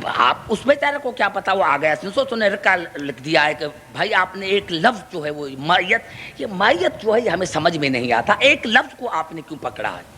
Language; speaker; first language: Urdu; non-native, local second language; Sindhi